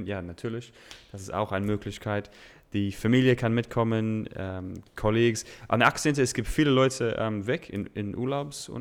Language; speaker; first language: German; non-native, learner; English